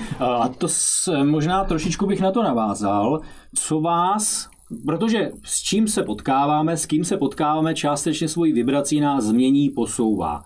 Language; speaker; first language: Czech; native; Czech